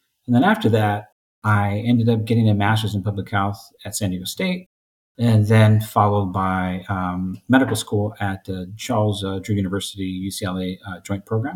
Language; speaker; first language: English; native; English